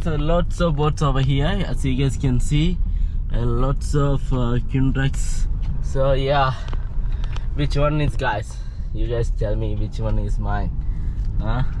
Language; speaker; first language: English; non-native, local second language; Malayalam